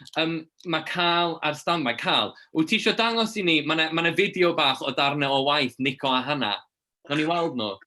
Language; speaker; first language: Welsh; native; Welsh